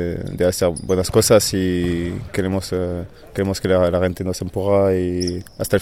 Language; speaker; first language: Spanish; non-native, fluent; French